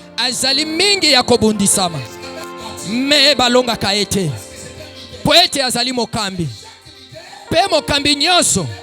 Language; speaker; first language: Lingala; native; Lingala